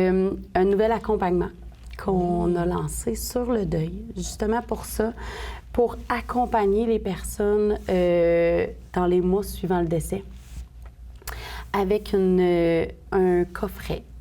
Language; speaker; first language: French; native; French